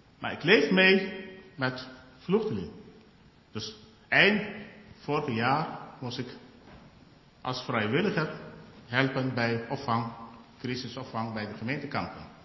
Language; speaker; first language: Dutch; non-native, fluent; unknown